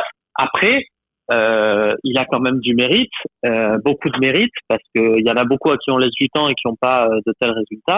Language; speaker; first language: French; native; French